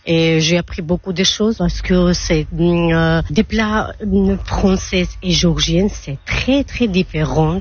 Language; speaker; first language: French; non-native, learner; Georgian